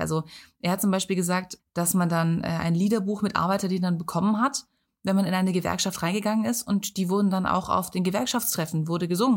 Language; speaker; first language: German; native; German